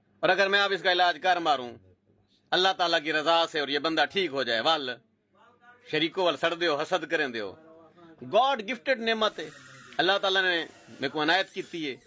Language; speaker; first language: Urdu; non-native, local second language; Saraiki